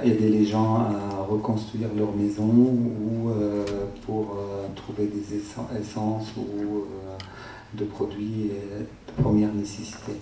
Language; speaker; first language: French; non-native, fluent; Arabic